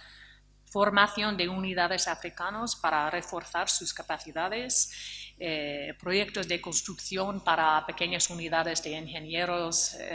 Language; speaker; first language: Spanish; non-native, fluent; English